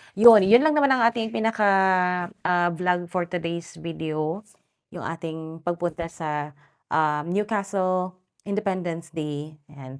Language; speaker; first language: Filipino; native; Filipino